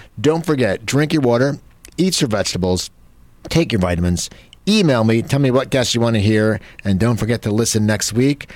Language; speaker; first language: English; native; English